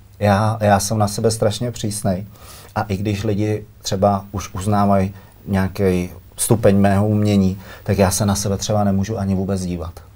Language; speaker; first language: Czech; native; Czech